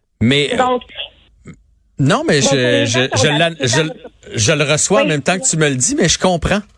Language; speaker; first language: French; native; French